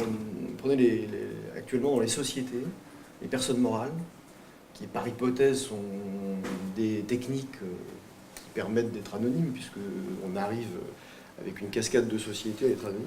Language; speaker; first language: French; native; French